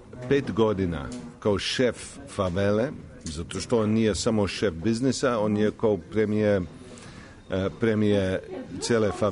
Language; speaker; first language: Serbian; non-native, fluent; English